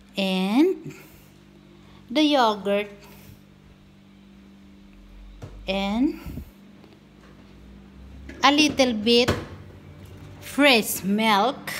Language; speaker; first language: English; non-native, local second language; Filipino